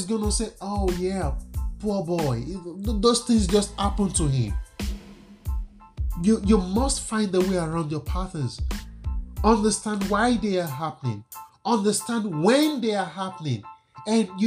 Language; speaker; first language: English; non-native, local second language; Yoruba